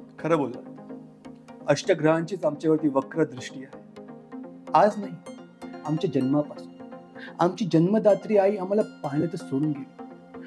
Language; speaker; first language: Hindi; non-native, local second language; Marathi